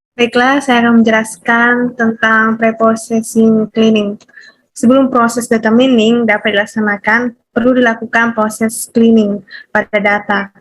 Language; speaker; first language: Indonesian; native; Indonesian